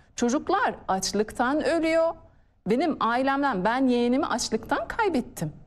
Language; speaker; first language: Turkish; non-native, fluent; Arabic